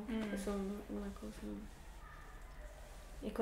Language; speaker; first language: Spanish; non-native, learner; Portuguese